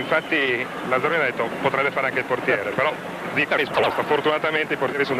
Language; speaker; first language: Italian; native; Italian